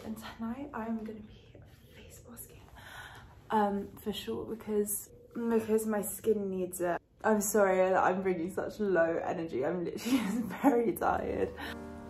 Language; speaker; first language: English; early bilingual, other home language; French